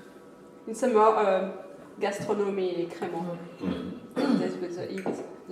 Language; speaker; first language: English; non-native, learner; French